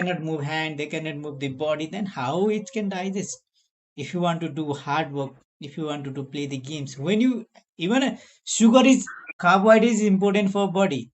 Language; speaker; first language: English; non-native, learner; Nepali